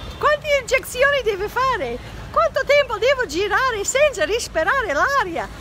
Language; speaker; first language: Italian; non-native, learner; English